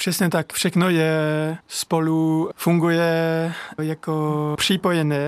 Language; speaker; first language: Czech; non-native, learner; French